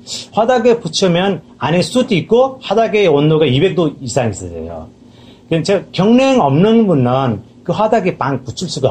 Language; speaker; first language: Korean; non-native, fluent; Nepali